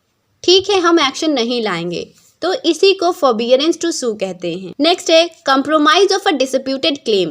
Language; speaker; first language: Hindi; native; Hindi